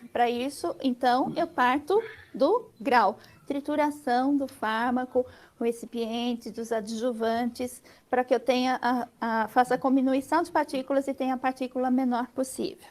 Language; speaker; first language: Portuguese; native; Portuguese